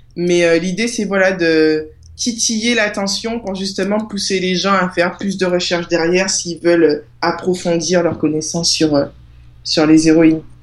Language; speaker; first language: French; native; French